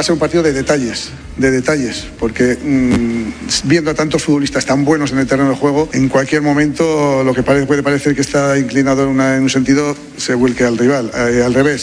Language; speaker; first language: Spanish; native; Spanish